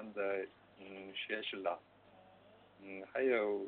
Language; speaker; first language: Chinese; non-native, learner; Korean